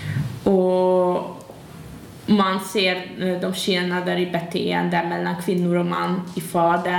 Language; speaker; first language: Swedish; non-native, learner; Hungarian